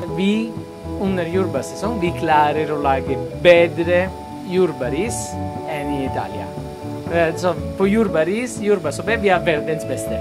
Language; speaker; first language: Norwegian; non-native, fluent; Italian